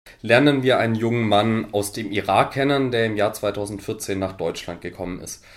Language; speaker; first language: German; native; German